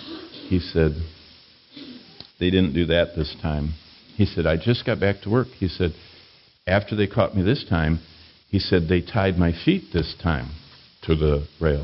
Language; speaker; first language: English; native; English